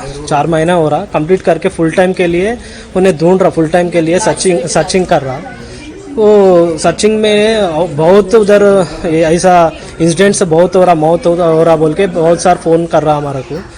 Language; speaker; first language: Hindi; non-native, local second language; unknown